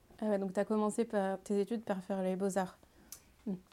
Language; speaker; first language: French; native; French